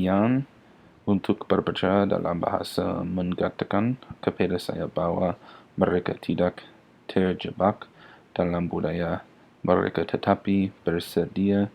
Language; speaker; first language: Indonesian; non-native, learner; English